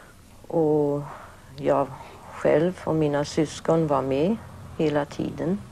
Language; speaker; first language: Swedish; early bilingual, other home language; German